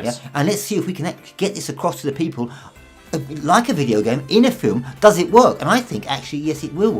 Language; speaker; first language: English; native; English